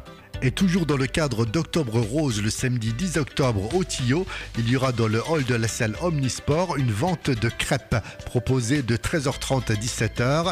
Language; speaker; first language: French; native; French